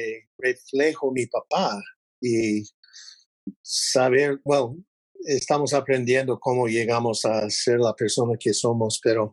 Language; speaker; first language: Spanish; non-native, fluent; English